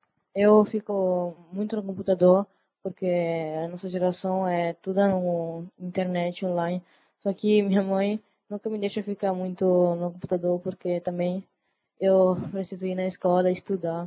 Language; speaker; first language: Portuguese; early bilingual, other home language; Italian